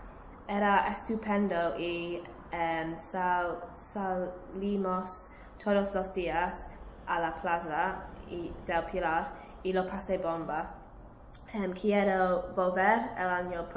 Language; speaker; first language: Spanish; non-native, learner; English